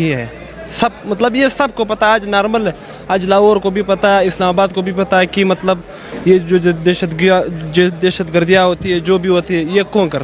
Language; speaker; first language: Hindi; non-native, local second language; Pashto